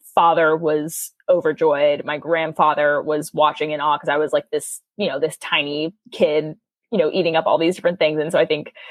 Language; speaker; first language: English; native; English